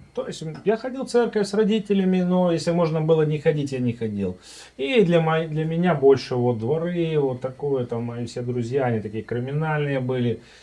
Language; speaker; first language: Russian; native; Russian